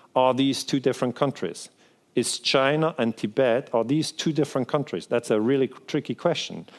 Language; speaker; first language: English; non-native, fluent; Swiss German